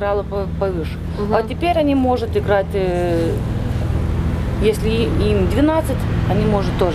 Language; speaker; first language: Russian; non-native, learner; Lithuanian